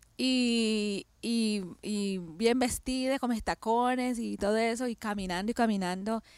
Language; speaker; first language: Spanish; native; Spanish